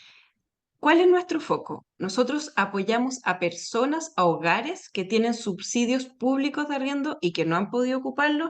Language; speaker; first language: Spanish; native; Spanish